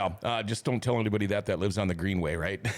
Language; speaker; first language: English; native; English